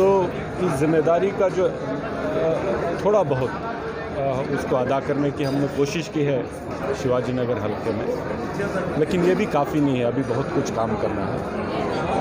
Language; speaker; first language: Urdu; native; Urdu